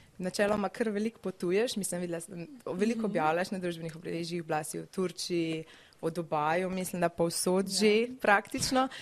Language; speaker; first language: Slovenian; native; Slovenian